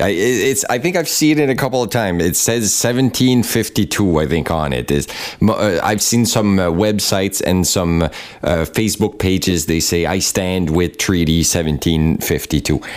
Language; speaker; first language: English; non-native, local second language; French